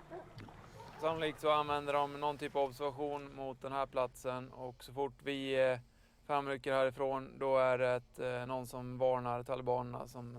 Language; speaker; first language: Swedish; native; Swedish